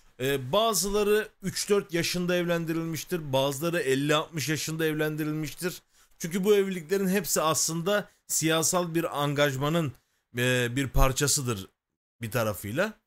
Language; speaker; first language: Turkish; native; Turkish